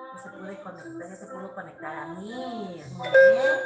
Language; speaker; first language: Spanish; native; Spanish